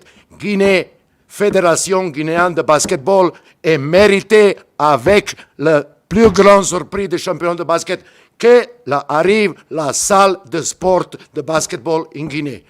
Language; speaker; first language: French; non-native, fluent; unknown